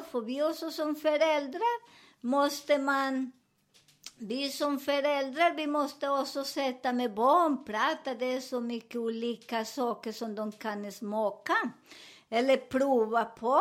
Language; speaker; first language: Swedish; non-native, fluent; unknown